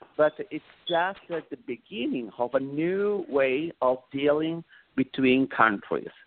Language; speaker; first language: English; non-native, fluent; Italian